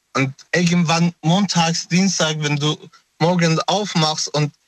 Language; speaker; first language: German; non-native, learner; Persian